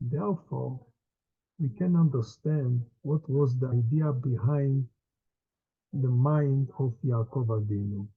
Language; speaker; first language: English; non-native, fluent; Hebrew